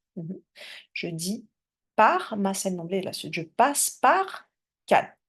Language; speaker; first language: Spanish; non-native, fluent; French